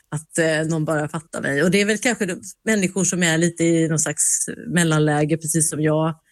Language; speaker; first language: Swedish; early bilingual, other home language; Finnish